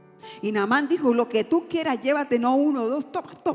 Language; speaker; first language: Spanish; native; Spanish